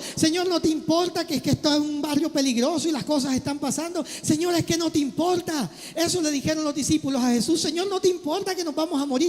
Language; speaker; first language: Spanish; native; Spanish